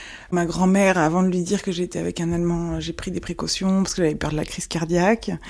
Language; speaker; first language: French; native; French